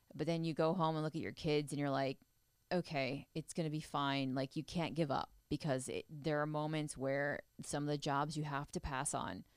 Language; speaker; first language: English; native; English